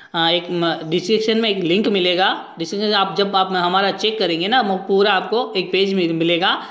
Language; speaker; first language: Hindi; native; Hindi